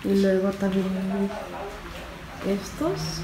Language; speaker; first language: Spanish; early bilingual, heritage; Spanish